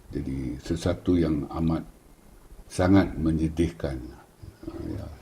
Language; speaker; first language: Malay; non-native, local second language; Chinese